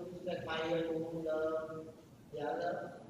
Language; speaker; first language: English; non-native, learner; Vietnamese